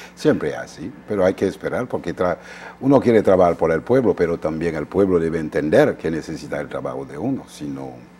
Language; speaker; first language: Spanish; non-native, fluent; Haitian Creole